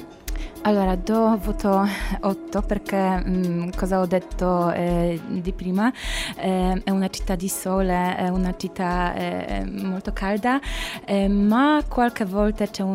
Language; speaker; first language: Italian; non-native, learner; Polish